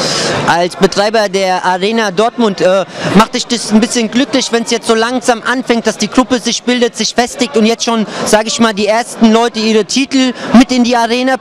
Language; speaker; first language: German; native; German